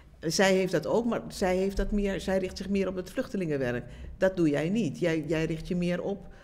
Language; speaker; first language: Dutch; native; Dutch